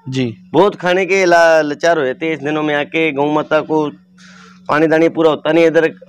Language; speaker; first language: Hindi; native; Hindi